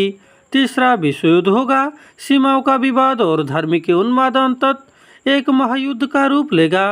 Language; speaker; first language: Hindi; non-native, local second language; Odia